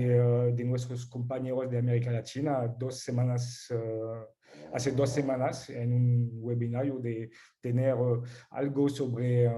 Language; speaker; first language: Spanish; non-native, fluent; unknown